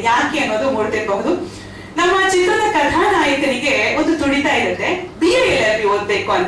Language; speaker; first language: Kannada; native; Kannada